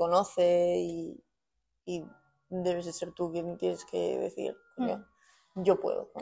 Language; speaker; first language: Spanish; native; Spanish